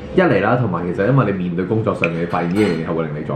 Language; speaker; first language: Chinese; native; Chinese